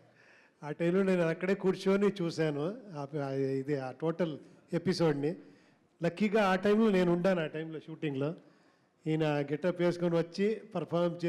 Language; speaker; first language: Telugu; non-native, local second language; Kannada